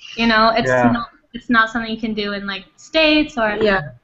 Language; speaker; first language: English; non-native, fluent; Thai